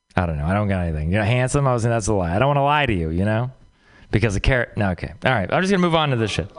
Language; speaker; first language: English; native; English